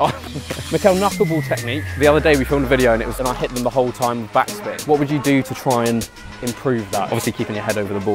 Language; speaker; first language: English; native; English